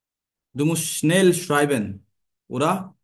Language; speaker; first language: German; non-native, fluent; Bangla